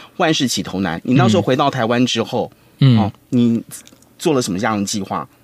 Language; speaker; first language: Chinese; native; Chinese